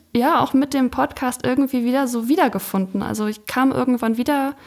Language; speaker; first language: German; native; German